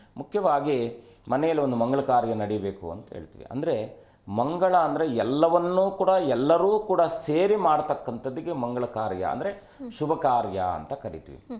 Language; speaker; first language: Kannada; native; Kannada